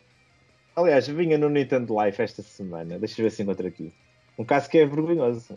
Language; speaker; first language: Portuguese; native; Portuguese